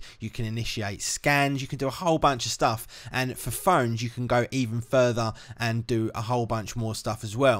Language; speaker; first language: English; native; English